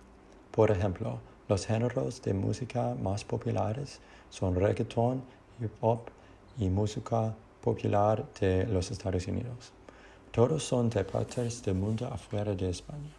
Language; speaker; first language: Spanish; non-native, learner; English